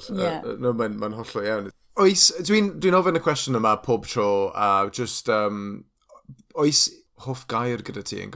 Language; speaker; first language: Welsh; non-native, local second language; English